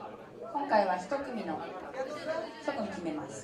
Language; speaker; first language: Japanese; non-native, fluent; Bangla